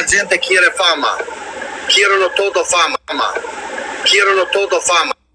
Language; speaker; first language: Spanish; non-native, learner; Albanian